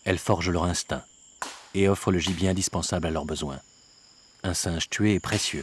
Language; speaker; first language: French; native; French